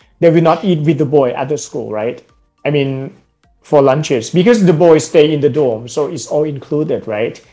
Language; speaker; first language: English; non-native, fluent; Thai